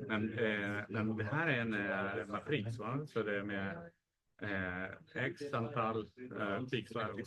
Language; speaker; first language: Swedish; non-native, fluent; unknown